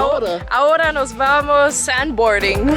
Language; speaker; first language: Spanish; non-native, learner; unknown